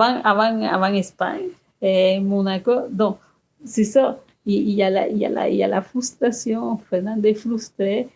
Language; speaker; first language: French; non-native, fluent; Spanish